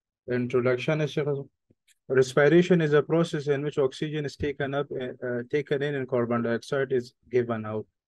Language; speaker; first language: English; non-native, fluent; Persian